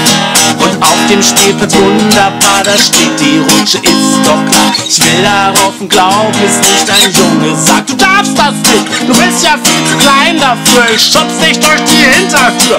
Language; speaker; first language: German; native; German